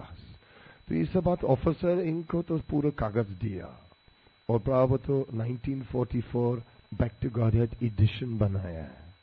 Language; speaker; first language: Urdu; non-native, learner; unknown